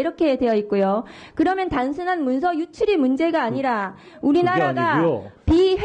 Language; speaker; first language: Korean; native; Korean